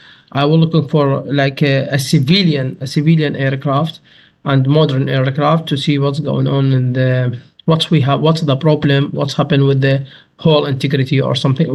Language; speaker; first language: English; non-native, learner; Arabic